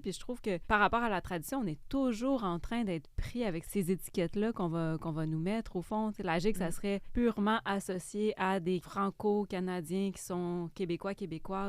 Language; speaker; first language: French; native; French